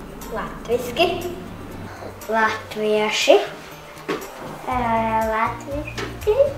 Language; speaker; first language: Latvian; early bilingual, heritage; Latvian